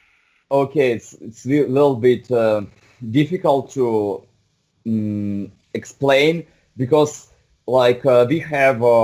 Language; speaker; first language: English; non-native, fluent; Russian